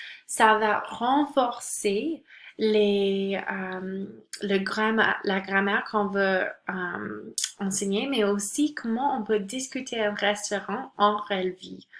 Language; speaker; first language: French; non-native, local second language; English